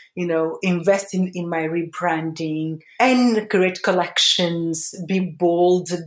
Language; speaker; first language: English; early bilingual, other home language; Portuguese